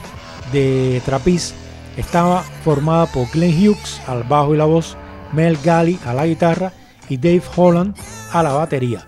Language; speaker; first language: Spanish; native; Spanish